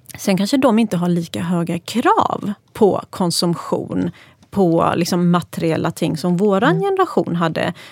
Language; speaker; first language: Swedish; early bilingual, other home language; Persian